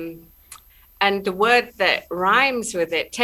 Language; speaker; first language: English; native; English